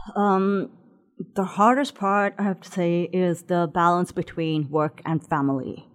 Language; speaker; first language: English; non-native, local second language; Sinhala